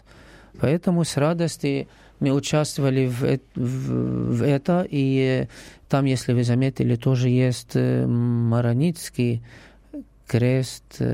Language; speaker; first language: Russian; non-native, learner; Arabic